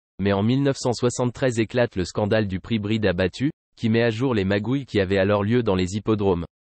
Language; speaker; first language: French; native; French